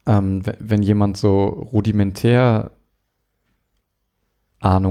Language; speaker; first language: German; native; German